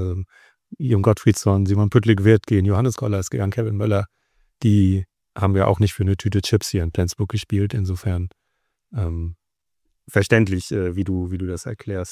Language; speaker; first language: German; native; German